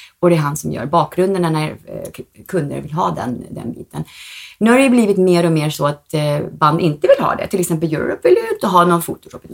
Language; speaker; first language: Swedish; early bilingual, other home language; Spanish